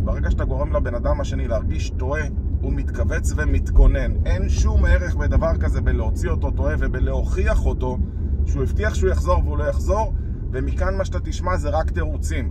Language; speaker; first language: Hebrew; native; Hebrew